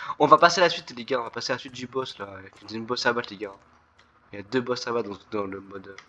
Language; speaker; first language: French; native; French